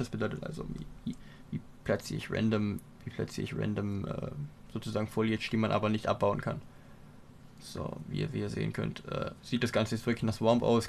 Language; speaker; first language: German; native; German